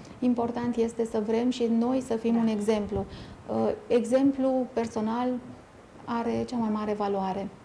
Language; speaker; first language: Romanian; native; Romanian